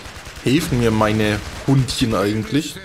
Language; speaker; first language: German; native; German